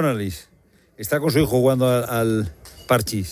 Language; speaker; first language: Spanish; native; Spanish